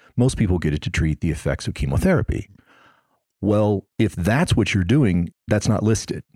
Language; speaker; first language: English; native; English